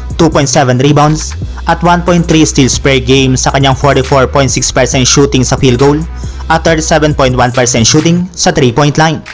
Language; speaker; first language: Filipino; native; Filipino